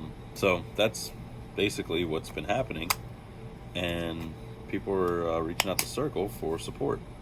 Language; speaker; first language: English; native; English